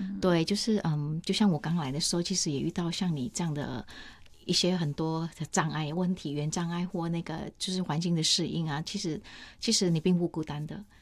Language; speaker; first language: Chinese; non-native, fluent; Vietnamese